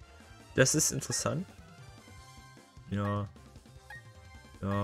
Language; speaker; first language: German; native; German